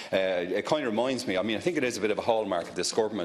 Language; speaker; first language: English; native; English